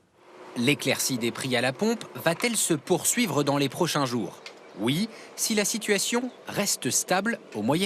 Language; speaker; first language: French; native; French